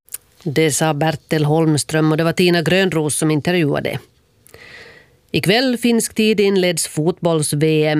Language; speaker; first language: Swedish; native; Swedish